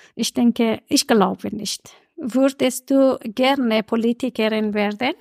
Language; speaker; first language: German; non-native, fluent; Persian